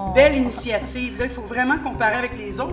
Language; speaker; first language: French; native; French